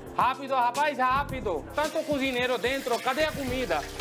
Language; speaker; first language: Portuguese; non-native, learner; Punjabi